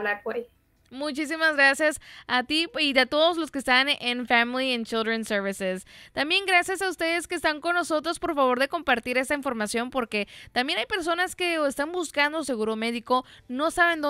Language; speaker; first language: Spanish; native; Spanish